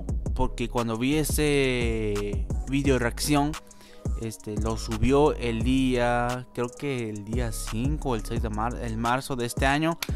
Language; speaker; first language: Spanish; native; Spanish